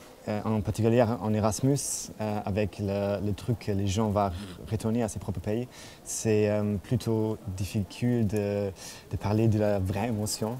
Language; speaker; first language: French; non-native, fluent; German